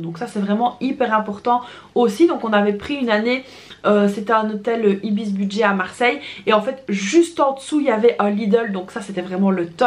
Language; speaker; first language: French; native; French